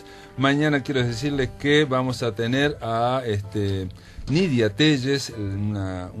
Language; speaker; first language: Spanish; native; Spanish